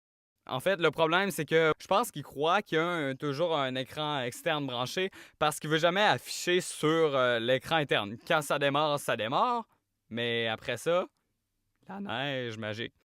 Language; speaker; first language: French; native; French